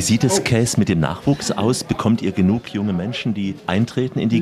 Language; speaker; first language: German; native; German